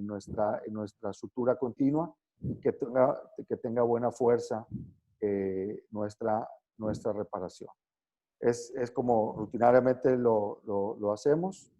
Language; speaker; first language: Spanish; native; Spanish